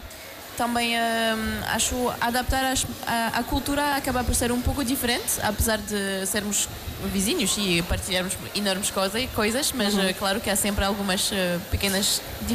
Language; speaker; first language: Portuguese; non-native, fluent; French